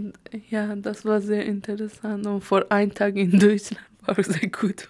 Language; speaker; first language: German; non-native, learner; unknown